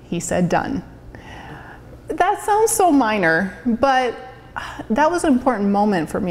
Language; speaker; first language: English; native; English